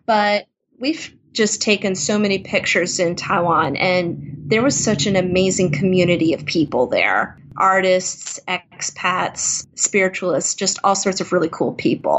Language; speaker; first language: English; native; English